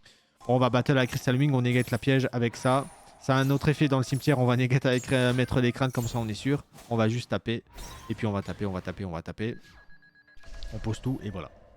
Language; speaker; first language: French; native; French